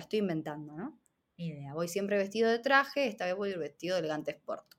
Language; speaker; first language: Spanish; native; Spanish